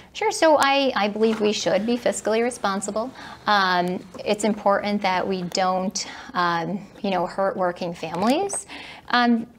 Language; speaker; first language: English; native; English